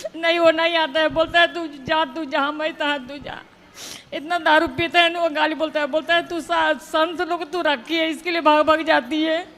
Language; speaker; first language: Hindi; native; Hindi